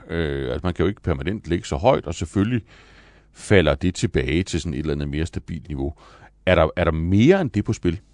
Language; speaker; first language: Danish; native; Danish